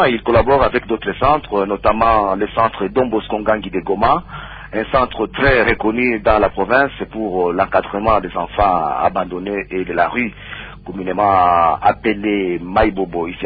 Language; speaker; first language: French; non-native, local second language; Swahili